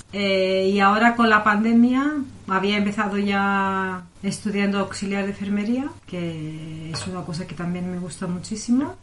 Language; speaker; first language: Spanish; non-native, fluent; Greek